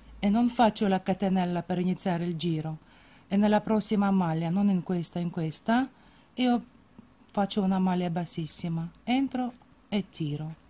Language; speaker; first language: Italian; non-native, fluent; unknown